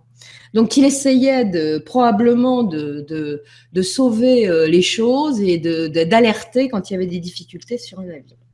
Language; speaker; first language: French; native; French